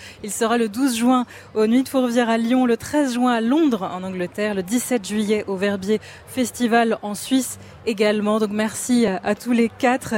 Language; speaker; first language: French; native; French